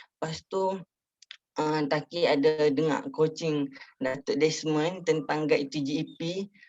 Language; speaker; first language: Malay; native; Malay